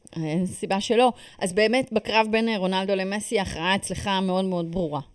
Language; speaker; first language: Hebrew; native; Hebrew